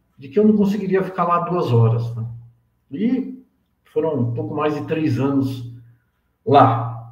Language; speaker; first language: Portuguese; native; Portuguese